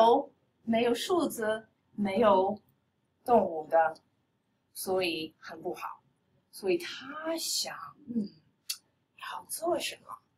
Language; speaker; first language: Chinese; non-native, fluent; English